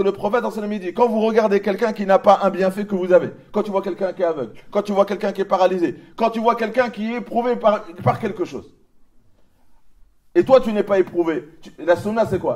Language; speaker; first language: French; native; French